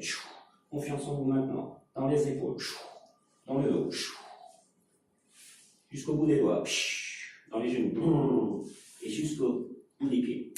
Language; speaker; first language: French; native; French